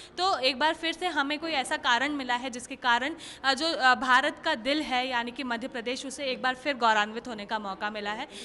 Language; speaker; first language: Hindi; native; Hindi